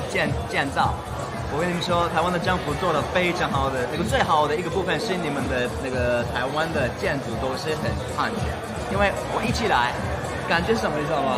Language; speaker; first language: Chinese; non-native, fluent; Turkish